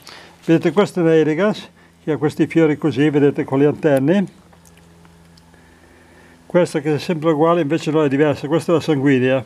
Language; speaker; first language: Italian; native; Italian